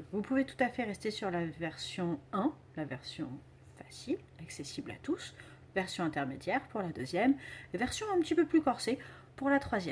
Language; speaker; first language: French; native; French